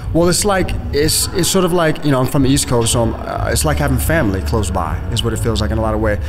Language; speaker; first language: English; native; English